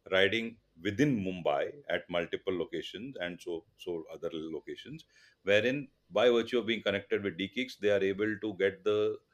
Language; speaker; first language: English; non-native, local second language; Tulu